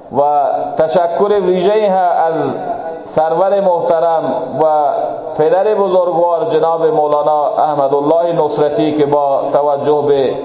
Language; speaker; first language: Persian; non-native, local second language; Baluchi